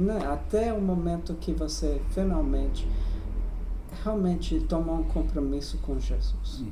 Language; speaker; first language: Portuguese; non-native, fluent; English